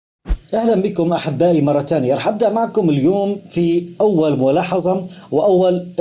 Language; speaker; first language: Arabic; native; Arabic